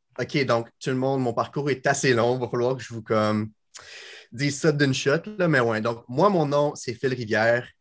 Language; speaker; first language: French; native; French